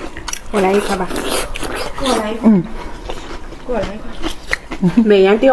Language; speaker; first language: Chinese; native; Chinese